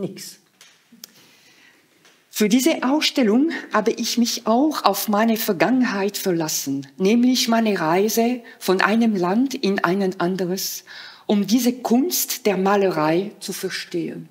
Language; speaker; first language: German; non-native, fluent; French